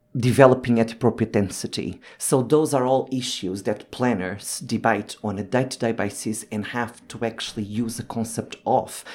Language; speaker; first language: English; non-native, fluent; Portuguese